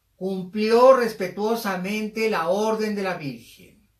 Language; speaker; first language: Spanish; native; Spanish